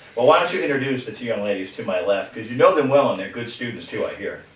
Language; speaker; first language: English; native; English